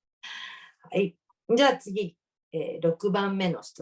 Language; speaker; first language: Japanese; native; Japanese